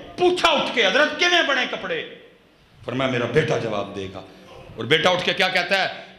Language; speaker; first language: Urdu; non-native, local second language; Punjabi